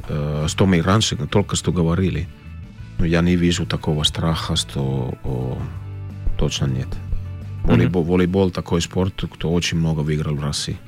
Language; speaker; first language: Russian; non-native, learner; Finnish